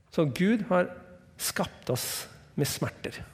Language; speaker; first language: Norwegian; non-native, fluent; English